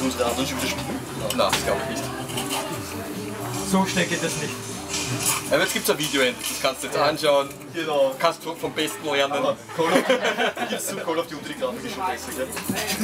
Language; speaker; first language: German; native; German